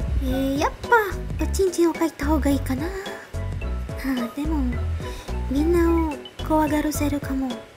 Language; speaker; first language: Japanese; non-native, learner; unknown